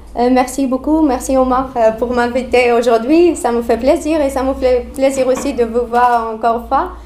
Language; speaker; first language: French; non-native, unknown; Arabic